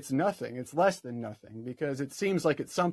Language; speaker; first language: English; native; English